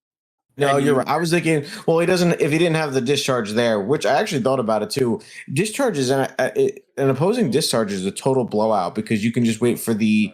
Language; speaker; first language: English; native; English